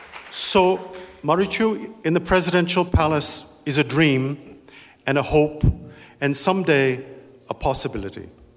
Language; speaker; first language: English; native; English